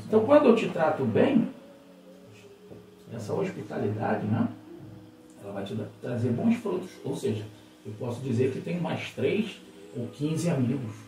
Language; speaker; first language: Portuguese; native; Portuguese